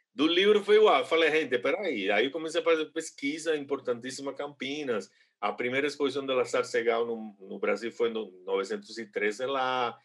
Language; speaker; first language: Portuguese; non-native, fluent; Spanish